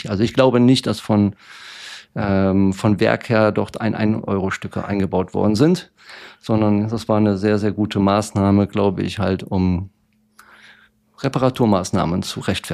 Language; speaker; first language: German; native; German